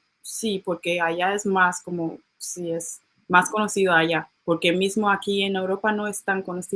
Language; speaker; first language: Spanish; non-native, learner; English